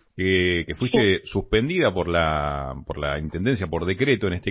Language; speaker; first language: Spanish; native; Spanish